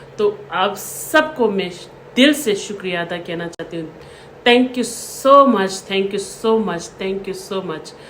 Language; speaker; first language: Hindi; non-native, local second language; Tibetan